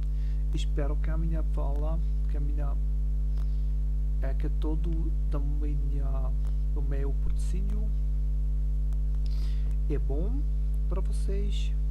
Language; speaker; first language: Portuguese; non-native, learner; German